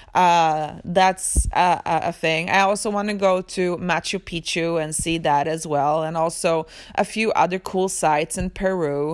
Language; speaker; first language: English; early bilingual, other home language; Swedish